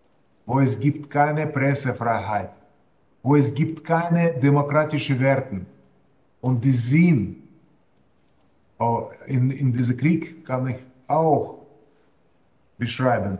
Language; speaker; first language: German; non-native, fluent; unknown